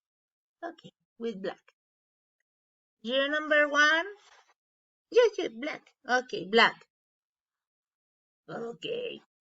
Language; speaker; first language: English; non-native, learner; Spanish